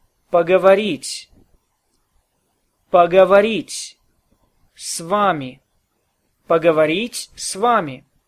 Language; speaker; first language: Russian; non-native, learner; English